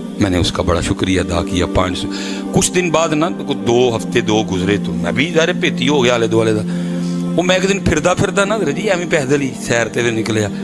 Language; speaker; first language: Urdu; non-native, local second language; Punjabi